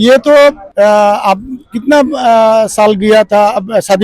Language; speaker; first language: Hindi; non-native, learner; Bangla